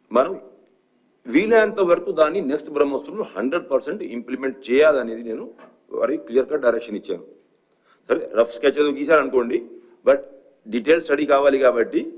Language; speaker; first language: Telugu; non-native, fluent; Hindi